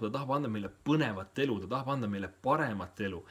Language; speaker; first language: Estonian; native; Estonian